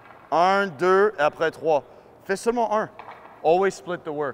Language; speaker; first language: French; native; French